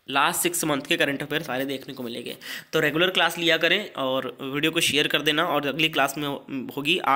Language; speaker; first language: Hindi; native; Hindi